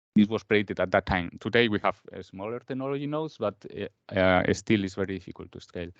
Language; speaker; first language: English; non-native, fluent; Galician